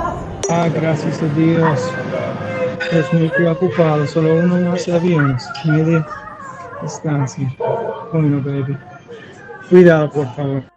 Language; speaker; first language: Spanish; non-native, learner; English